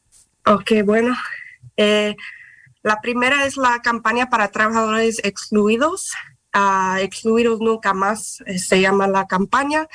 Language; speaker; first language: Spanish; non-native, fluent; English